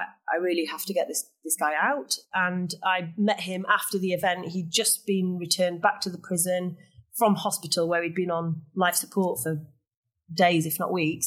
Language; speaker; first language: English; native; English